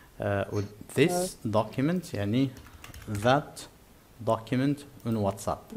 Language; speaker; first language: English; non-native, fluent; Arabic